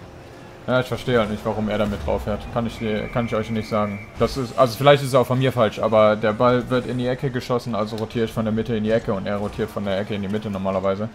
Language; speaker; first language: German; native; German